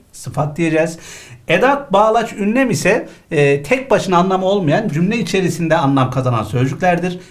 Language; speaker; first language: Turkish; native; Turkish